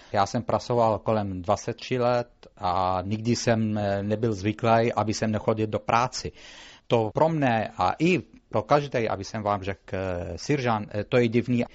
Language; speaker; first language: Czech; non-native, fluent; Arabic